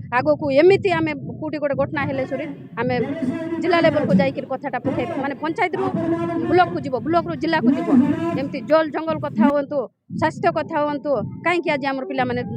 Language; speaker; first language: Odia; non-native, local second language; Koya